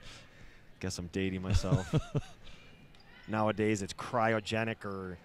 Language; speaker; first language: English; native; English